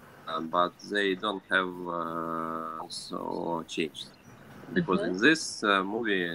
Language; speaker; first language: English; non-native, learner; Ukrainian